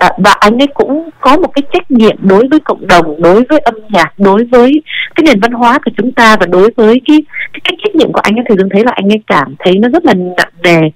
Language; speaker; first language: Vietnamese; early bilingual, heritage; Vietnamese